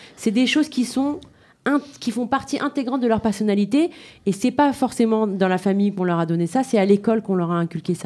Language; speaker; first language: French; native; French